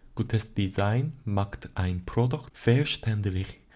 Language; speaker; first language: German; non-native, learner; Korean